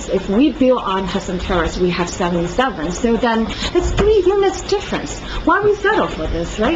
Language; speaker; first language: English; non-native, fluent; Chinese